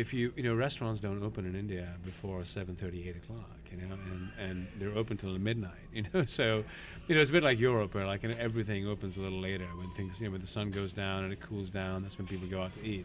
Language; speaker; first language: English; non-native, local second language; Hindi